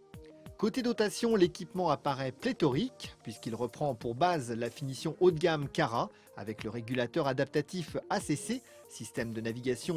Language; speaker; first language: French; native; French